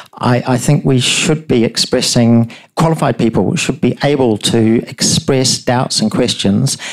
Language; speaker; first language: English; native; English